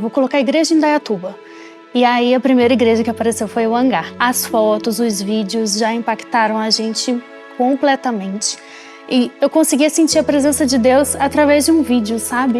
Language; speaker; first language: Portuguese; native; Portuguese